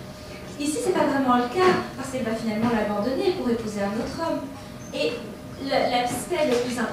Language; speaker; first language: French; native; French